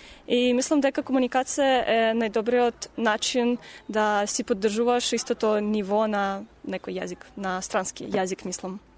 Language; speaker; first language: Macedonian; non-native, fluent; Russian